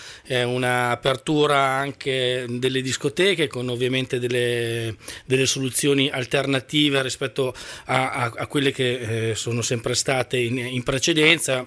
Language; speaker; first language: Italian; native; Italian